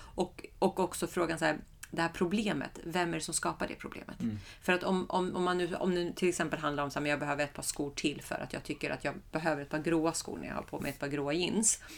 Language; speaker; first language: Swedish; early bilingual, other home language; Persian